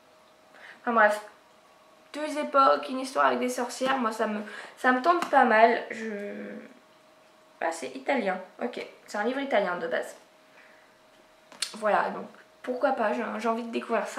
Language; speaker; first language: French; native; French